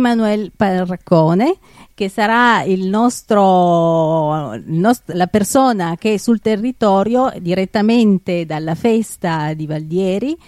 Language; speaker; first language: Italian; native; Italian